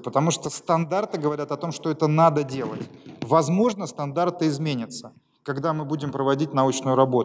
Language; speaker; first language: Russian; native; Russian